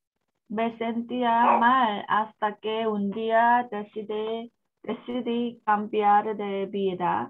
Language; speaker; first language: Spanish; non-native, learner; Korean